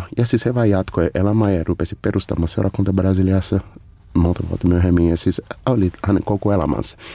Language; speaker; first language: Finnish; non-native, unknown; Portuguese